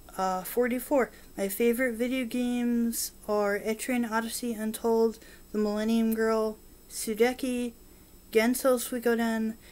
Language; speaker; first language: English; native; English